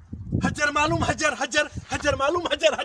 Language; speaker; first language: Arabic; non-native, learner; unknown